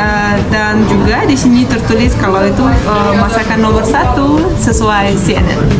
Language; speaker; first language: Indonesian; non-native, fluent; Russian